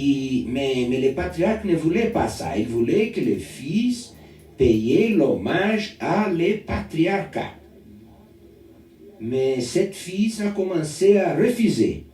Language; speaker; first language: French; non-native, learner; Portuguese